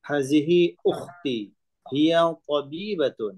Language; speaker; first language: Arabic; non-native, learner; Indonesian